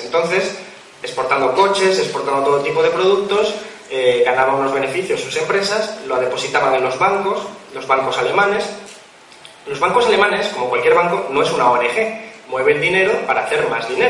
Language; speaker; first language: Spanish; native; Spanish